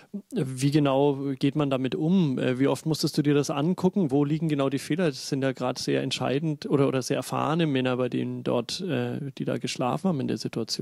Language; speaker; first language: German; native; German